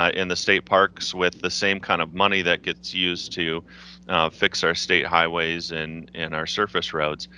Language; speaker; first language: English; native; English